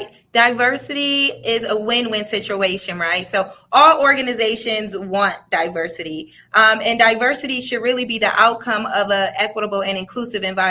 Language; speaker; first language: English; native; English